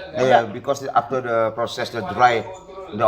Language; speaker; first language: English; non-native, learner; Indonesian